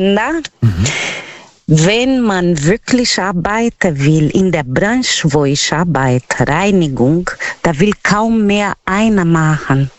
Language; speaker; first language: German; non-native, fluent; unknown